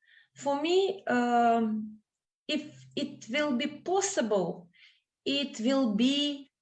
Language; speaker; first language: English; non-native, fluent; Ukrainian